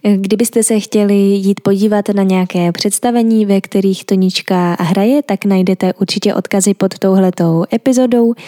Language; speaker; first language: Czech; native; Czech